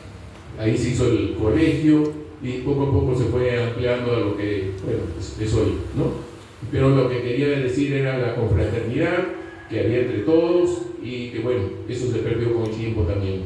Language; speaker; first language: Spanish; native; Spanish